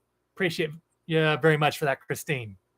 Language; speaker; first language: English; native; English